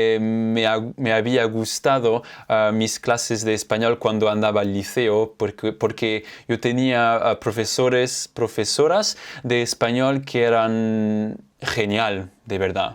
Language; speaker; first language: Spanish; non-native, fluent; French